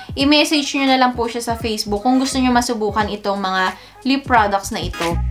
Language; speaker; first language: Filipino; native; Filipino